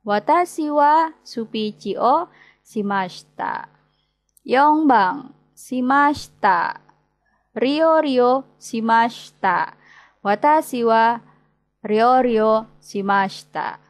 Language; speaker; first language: Japanese; non-native, fluent; Indonesian